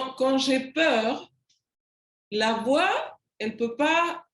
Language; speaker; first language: French; non-native, learner; Spanish